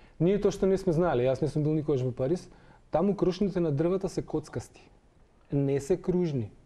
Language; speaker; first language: Macedonian; non-native, local second language; Serbian